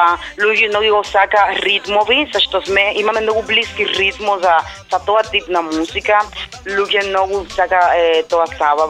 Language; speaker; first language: Macedonian; non-native, learner; Spanish